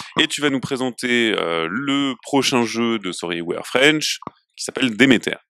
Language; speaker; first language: French; native; French